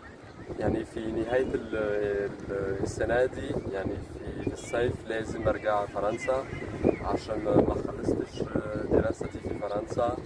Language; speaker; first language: Arabic; non-native, fluent; French